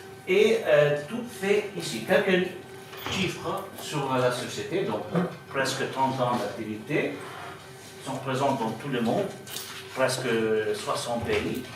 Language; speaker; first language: French; non-native, fluent; Italian